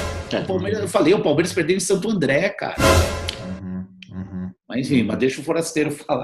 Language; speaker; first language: Portuguese; native; Portuguese